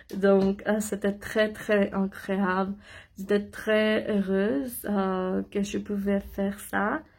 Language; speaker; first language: French; non-native, learner; English